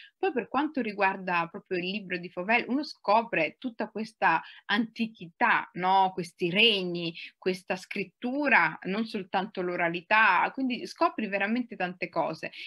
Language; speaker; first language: Italian; early bilingual, other home language; Somali